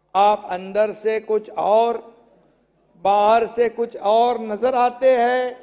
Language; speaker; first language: Hindi; non-native, local second language; Marathi